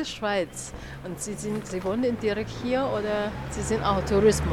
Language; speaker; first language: German; non-native, learner; Chinese